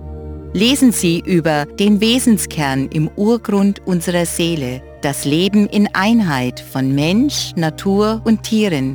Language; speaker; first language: German; native; German